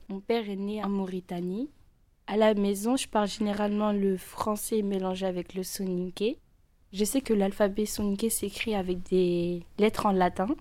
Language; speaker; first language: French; native; French